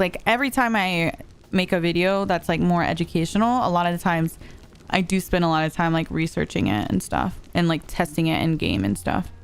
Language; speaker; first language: English; early bilingual, heritage; Spanish